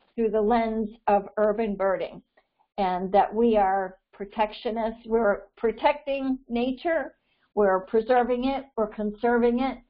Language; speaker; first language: English; native; English